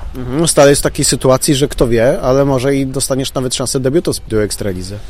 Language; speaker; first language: Polish; native; Polish